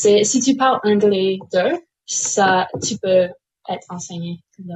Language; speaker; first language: French; non-native, local second language; English